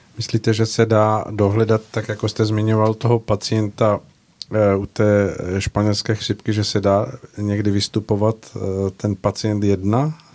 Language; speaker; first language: Czech; native; Czech